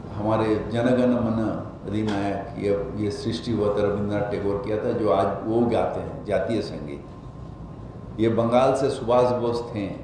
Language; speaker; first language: Hindi; non-native, local second language; Bangla